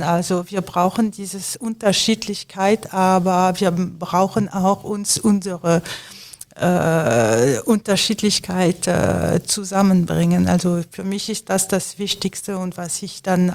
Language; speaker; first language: German; non-native, fluent; French